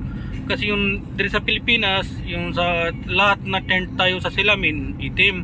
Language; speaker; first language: Filipino; non-native, learner; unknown